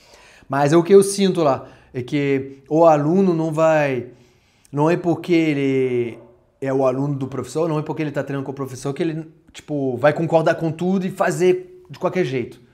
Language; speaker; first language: Portuguese; non-native, fluent; French